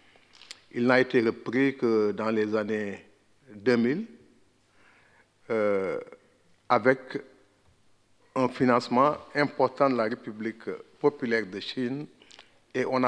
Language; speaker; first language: French; non-native, local second language; Wolof